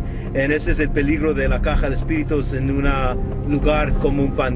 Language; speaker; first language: Spanish; early bilingual, heritage; Spanish